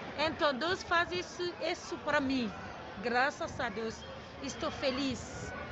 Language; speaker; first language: Portuguese; non-native, learner; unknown